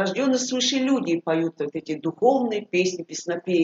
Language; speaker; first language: Russian; native; Russian